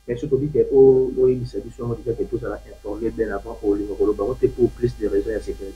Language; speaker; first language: French; non-native, local second language; Lingala